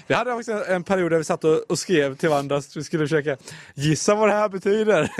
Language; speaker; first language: Swedish; native; Swedish